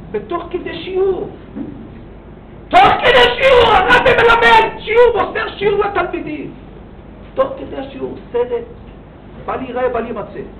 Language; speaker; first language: Hebrew; native; Hebrew